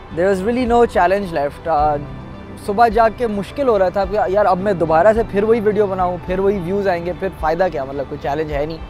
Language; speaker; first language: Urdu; native; Urdu